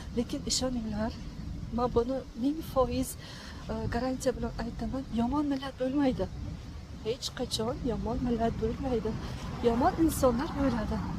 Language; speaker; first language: Uzbek; non-native, fluent; Tajik